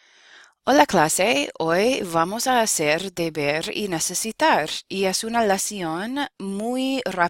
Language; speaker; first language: Spanish; non-native, fluent; English